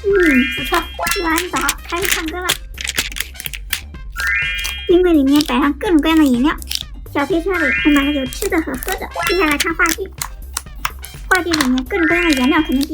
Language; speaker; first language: Chinese; native; Chinese